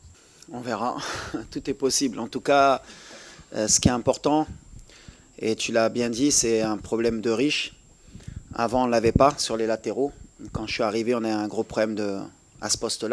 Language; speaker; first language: French; native; French